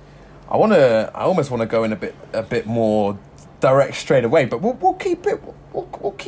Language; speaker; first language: English; native; English